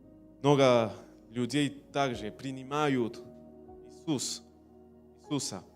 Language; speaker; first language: Russian; non-native, learner; Spanish